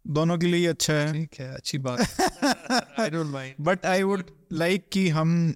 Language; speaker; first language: Hindi; native; Hindi